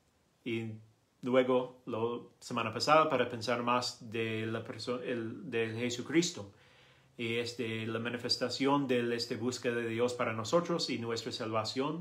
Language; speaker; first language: Spanish; non-native, learner; English